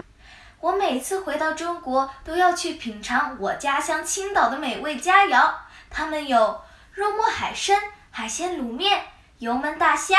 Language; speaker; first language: Chinese; early bilingual, heritage; Chinese